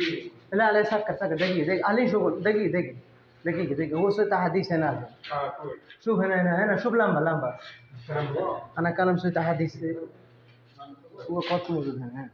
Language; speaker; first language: Arabic; non-native, learner; Bangla